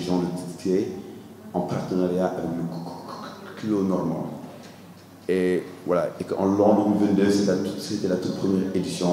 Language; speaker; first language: French; non-native, local second language; Wolof